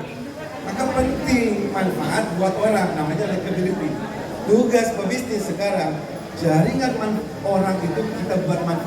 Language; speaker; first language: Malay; non-native, local second language; Sundanese